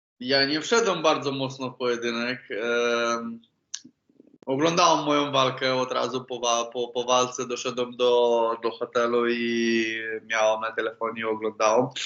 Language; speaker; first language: Polish; non-native, learner; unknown